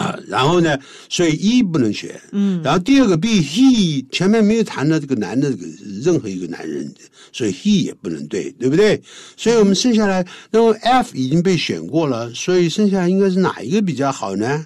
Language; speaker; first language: Chinese; native; Chinese